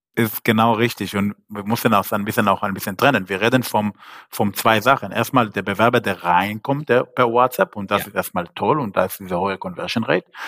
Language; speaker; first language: German; non-native, fluent; Hebrew